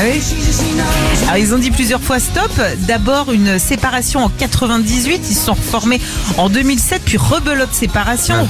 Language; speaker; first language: French; native; French